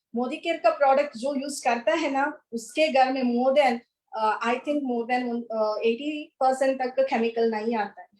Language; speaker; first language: Hindi; non-native, local second language; Kannada